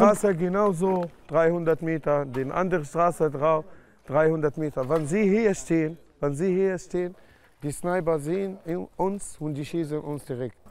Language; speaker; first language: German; non-native, learner; Arabic